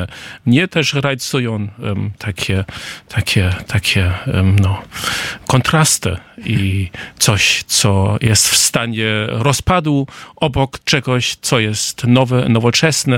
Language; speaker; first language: Polish; non-native, fluent; German